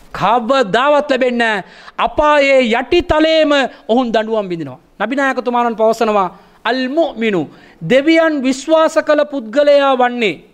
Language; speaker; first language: Sinhala; non-native, local second language; Tamil